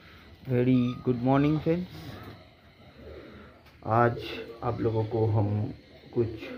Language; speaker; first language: Hindi; non-native, local second language; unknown